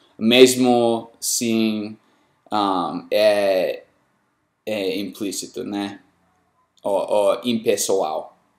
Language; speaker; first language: Portuguese; non-native, learner; English